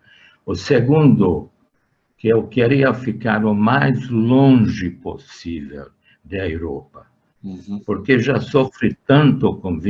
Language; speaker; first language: Portuguese; non-native, fluent; Hungarian